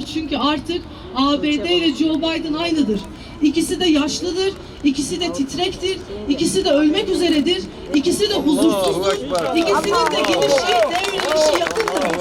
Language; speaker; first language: Turkish; native; Turkish